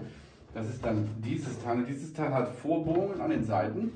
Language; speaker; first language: German; native; German